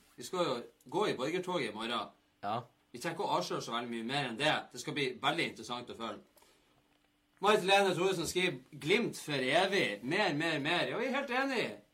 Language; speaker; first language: Norwegian; native; Norwegian